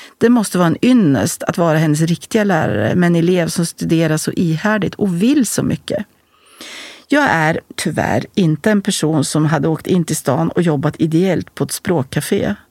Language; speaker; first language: Swedish; native; Swedish